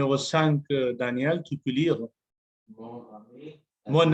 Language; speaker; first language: French; non-native, fluent; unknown